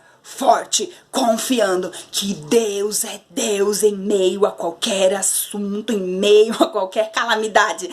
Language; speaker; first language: Portuguese; native; Portuguese